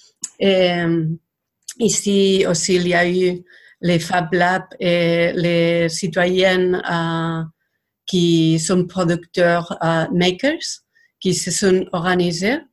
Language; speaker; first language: French; non-native, fluent; Spanish